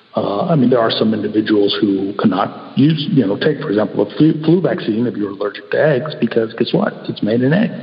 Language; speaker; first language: English; early bilingual, other home language; Spanish